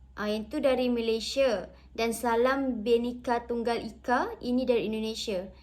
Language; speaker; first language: Malay; native; Malay